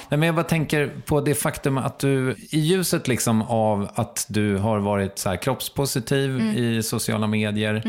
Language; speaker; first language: Swedish; native; Swedish